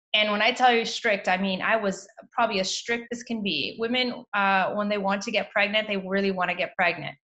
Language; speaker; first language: English; native; English